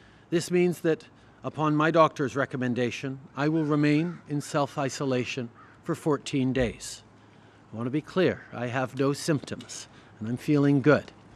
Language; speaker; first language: English; native; English